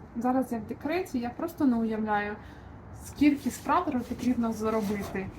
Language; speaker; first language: Ukrainian; native; Ukrainian